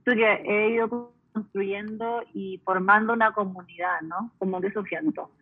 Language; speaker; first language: Spanish; early bilingual, heritage; Spanish